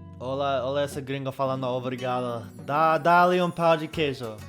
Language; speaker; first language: Portuguese; non-native, fluent; English